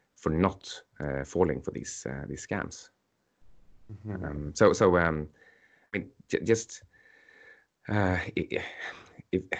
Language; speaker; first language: English; non-native, fluent; Swedish